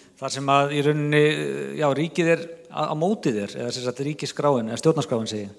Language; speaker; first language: Icelandic; native; Icelandic